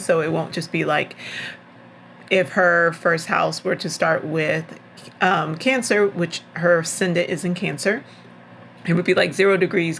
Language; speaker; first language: English; native; English